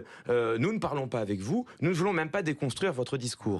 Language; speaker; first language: French; native; French